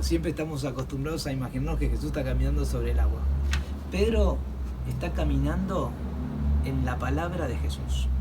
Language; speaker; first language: Spanish; native; Spanish